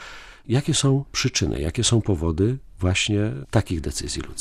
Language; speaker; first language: Polish; native; Polish